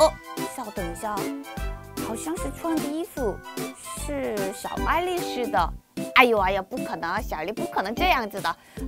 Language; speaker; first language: Chinese; non-native, fluent; Korean